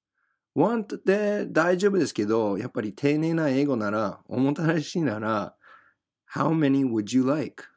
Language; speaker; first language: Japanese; non-native, fluent; English